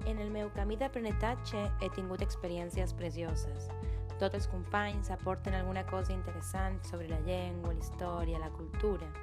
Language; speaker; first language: Catalan; non-native, learner; Spanish